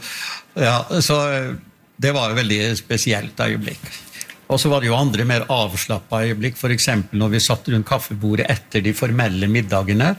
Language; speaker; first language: Norwegian; native; Norwegian